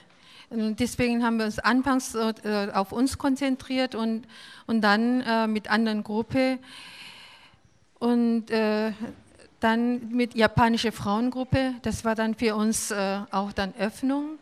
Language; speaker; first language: German; non-native, fluent; Korean